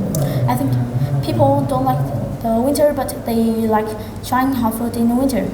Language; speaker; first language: English; non-native, learner; Vietnamese